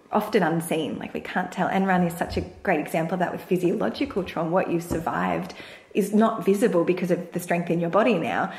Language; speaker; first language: English; native; English